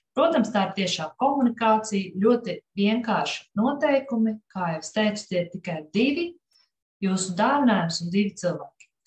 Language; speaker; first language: Latvian; non-native, local second language; Russian